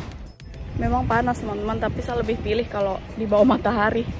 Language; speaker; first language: Indonesian; native; Indonesian